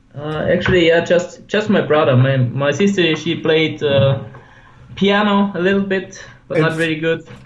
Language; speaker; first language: English; non-native, fluent; German